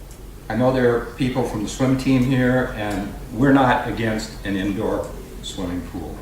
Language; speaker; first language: English; native; English